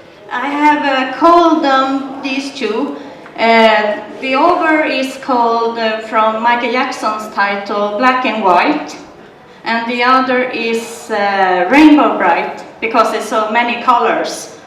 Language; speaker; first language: English; non-native, learner; Swedish